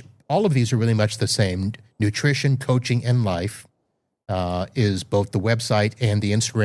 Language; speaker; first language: English; native; English